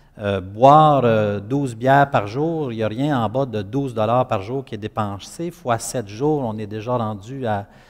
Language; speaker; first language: French; native; French